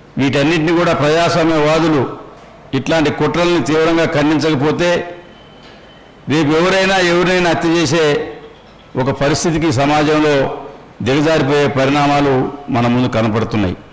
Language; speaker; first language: Telugu; native; Telugu